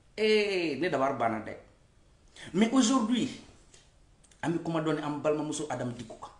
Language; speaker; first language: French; non-native, local second language; Bambara